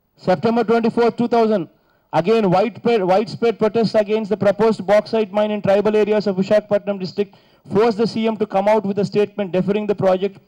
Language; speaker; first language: English; non-native, local second language; Telugu